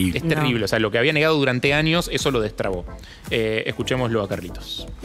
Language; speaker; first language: Spanish; native; Spanish